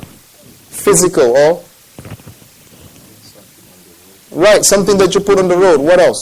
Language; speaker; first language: English; non-native, fluent; Arabic